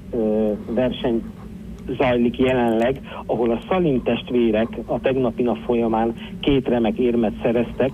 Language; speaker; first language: Hungarian; native; Hungarian